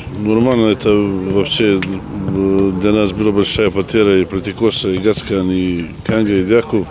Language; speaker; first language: Russian; non-native, fluent; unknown